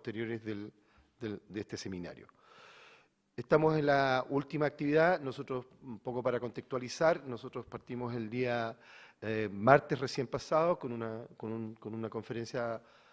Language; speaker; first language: Spanish; native; Spanish